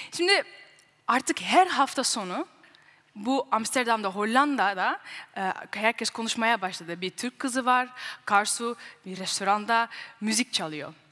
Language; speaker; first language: Turkish; early bilingual, heritage; Turkish